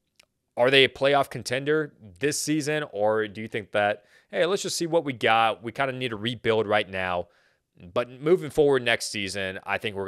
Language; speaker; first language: English; native; English